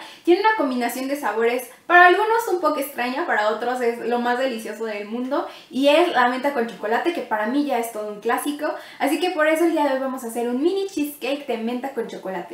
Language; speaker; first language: Spanish; native; Spanish